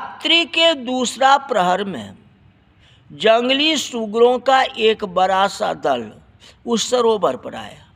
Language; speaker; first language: Hindi; native; Hindi